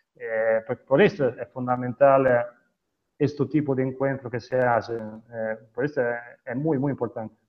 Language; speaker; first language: Spanish; non-native, learner; Italian